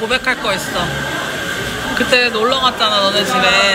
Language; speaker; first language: Korean; native; Korean